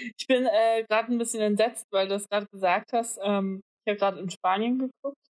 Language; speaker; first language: German; native; German